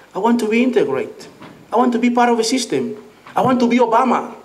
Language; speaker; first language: English; non-native, learner; Spanish